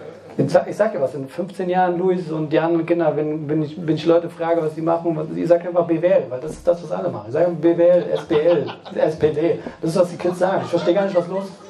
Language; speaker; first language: German; native; German